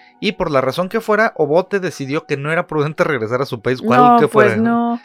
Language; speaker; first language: Spanish; native; Spanish